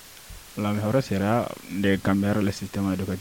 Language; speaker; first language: Spanish; non-native, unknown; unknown